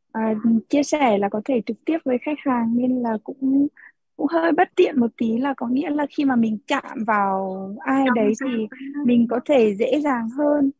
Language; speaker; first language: Vietnamese; early bilingual, heritage; Vietnamese